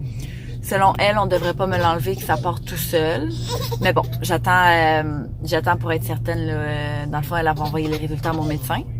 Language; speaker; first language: French; native; French